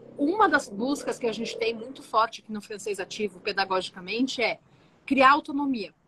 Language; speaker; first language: Portuguese; native; Portuguese